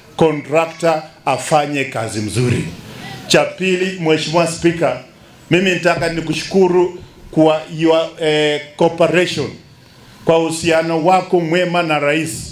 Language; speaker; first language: Swahili; non-native, local second language; Luyia